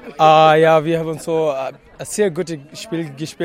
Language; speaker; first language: German; non-native, learner; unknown